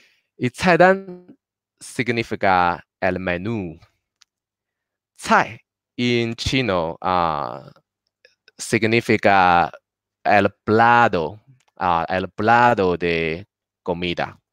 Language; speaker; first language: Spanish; non-native, learner; Chinese